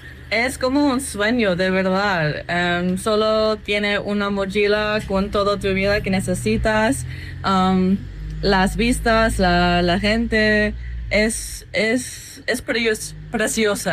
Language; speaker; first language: Spanish; non-native, learner; English